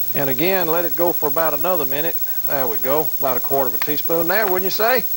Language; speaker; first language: English; native; English